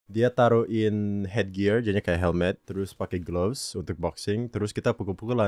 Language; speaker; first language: Indonesian; non-native, local second language; English